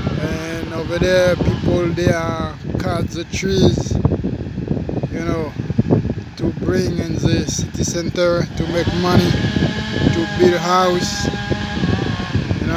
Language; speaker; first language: English; non-native, fluent; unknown